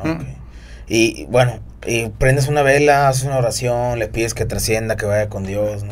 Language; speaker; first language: Spanish; native; Spanish